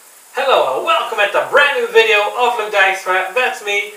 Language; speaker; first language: English; non-native, learner; Dutch